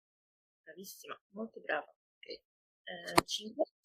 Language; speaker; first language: Italian; non-native, fluent; Arabic